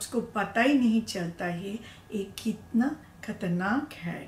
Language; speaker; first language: Hindi; non-native, learner; Bangla